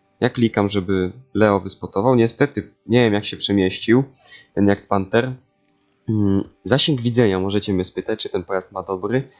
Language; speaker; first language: Polish; native; Polish